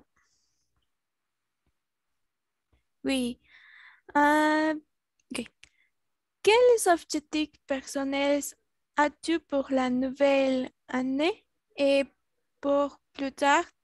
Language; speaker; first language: French; non-native, learner; Spanish